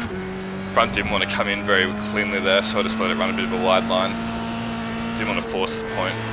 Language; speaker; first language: English; native; English